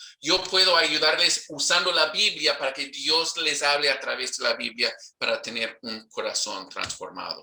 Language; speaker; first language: Spanish; non-native, fluent; English